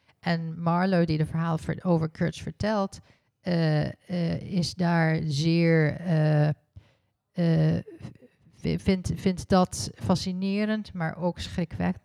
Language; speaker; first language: Dutch; early bilingual, heritage; Dutch